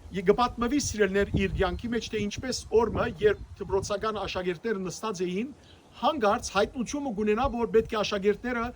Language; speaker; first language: Armenian; native; Armenian